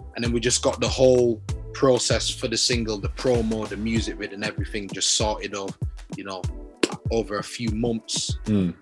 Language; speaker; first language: English; native; English